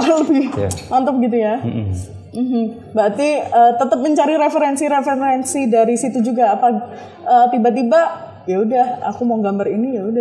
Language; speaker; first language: Indonesian; native; Indonesian